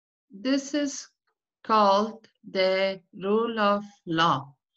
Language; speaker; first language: English; non-native, learner; Persian